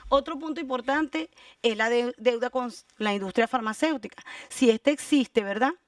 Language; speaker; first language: Spanish; native; Spanish